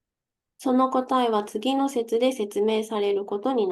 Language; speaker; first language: Japanese; native; Japanese